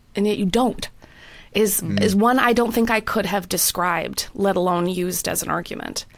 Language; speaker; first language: English; native; English